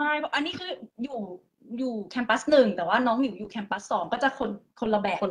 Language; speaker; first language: Thai; native; Thai